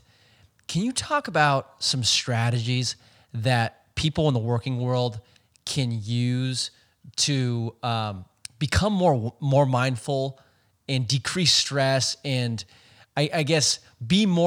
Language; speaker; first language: English; native; English